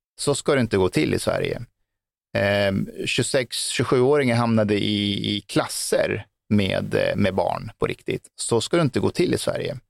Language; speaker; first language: Swedish; early bilingual, other home language; Persian